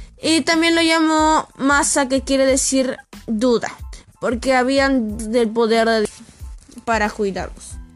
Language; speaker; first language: Spanish; native; Spanish